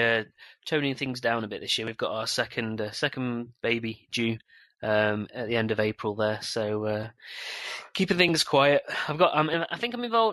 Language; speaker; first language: English; native; English